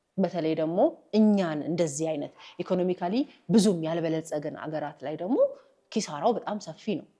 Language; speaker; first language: Amharic; native; Amharic